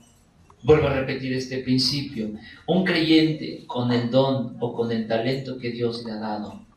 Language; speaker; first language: Spanish; native; Spanish